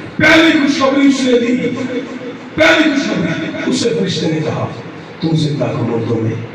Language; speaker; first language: Urdu; non-native, local second language; Punjabi